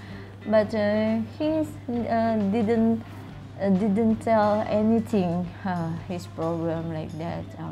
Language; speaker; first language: English; non-native, learner; Indonesian